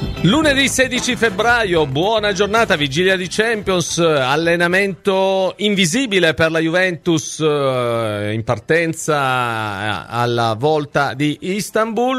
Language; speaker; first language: Italian; native; Italian